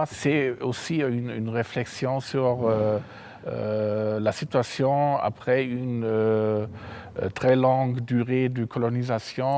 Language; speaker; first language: French; non-native, fluent; German